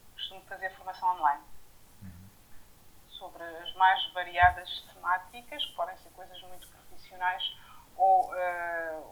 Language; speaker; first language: Portuguese; non-native, fluent; French